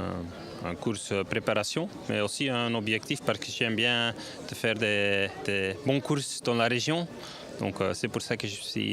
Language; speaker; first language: French; non-native, learner; Dutch